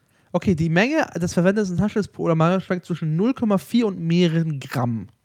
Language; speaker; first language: German; native; German